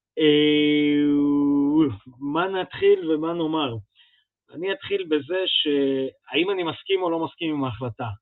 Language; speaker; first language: Hebrew; early bilingual, other home language; Russian